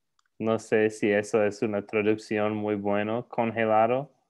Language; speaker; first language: Spanish; non-native, learner; English